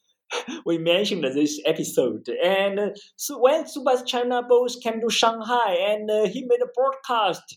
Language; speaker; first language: English; non-native, fluent; Chinese